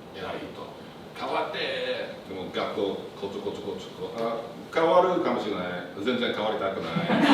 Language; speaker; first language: Japanese; non-native, learner; English